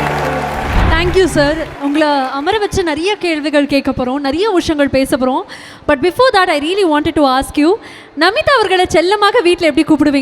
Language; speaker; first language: Tamil; native; Tamil